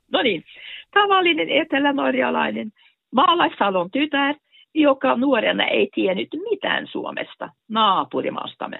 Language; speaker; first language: Finnish; non-native, fluent; Norwegian